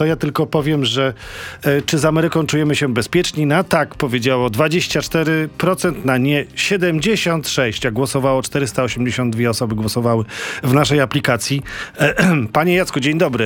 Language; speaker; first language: Polish; native; Polish